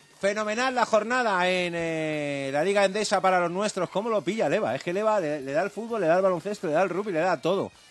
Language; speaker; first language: Spanish; native; Spanish